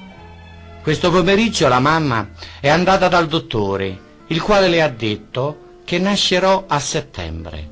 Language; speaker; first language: Italian; native; Italian